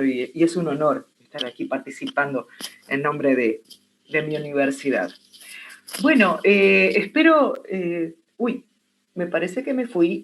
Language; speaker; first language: Spanish; native; Spanish